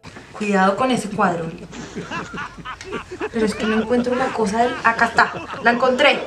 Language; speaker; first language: Spanish; native; Spanish